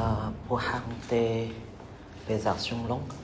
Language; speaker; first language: French; non-native, fluent; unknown